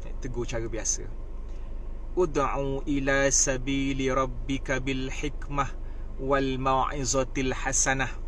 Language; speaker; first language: Malay; native; Malay